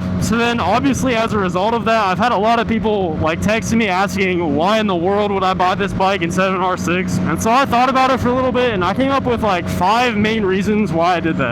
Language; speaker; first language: English; native; English